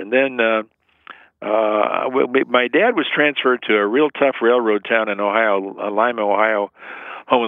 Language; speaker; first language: English; native; English